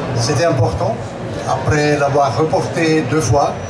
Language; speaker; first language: French; non-native, local second language; German